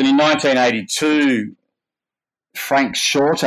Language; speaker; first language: English; native; English